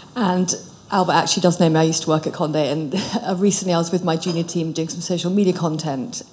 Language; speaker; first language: English; native; English